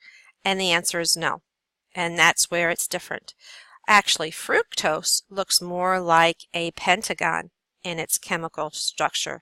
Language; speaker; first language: English; native; English